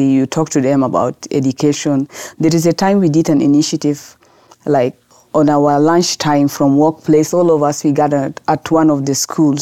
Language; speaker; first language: English; non-native, fluent; Arabic